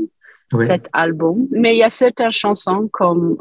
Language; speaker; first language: French; non-native, fluent; English